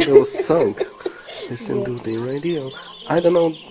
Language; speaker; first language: English; non-native, learner; Polish